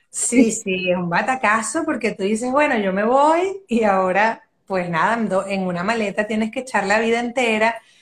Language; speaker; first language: Spanish; native; Spanish